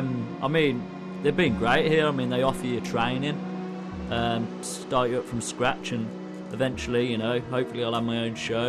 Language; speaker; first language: English; native; English